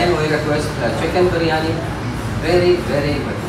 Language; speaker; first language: English; non-native, fluent; Arabic